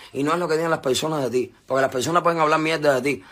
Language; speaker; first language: Spanish; native; Spanish